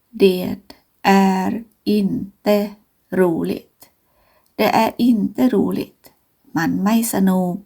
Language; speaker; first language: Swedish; non-native, fluent; Thai